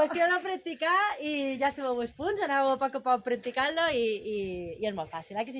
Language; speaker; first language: Catalan; native; Catalan